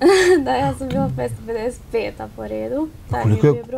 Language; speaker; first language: Serbian; native; Serbian